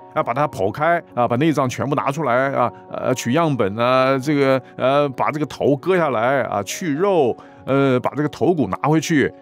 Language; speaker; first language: Chinese; non-native, local second language; Cantonese